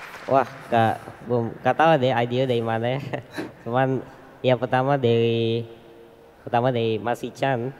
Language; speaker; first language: Indonesian; early bilingual, heritage; Indonesian